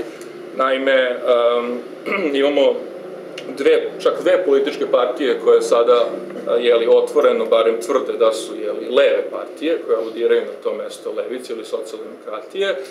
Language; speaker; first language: Serbian; native; Serbian